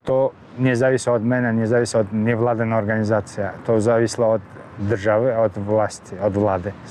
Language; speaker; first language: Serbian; non-native, fluent; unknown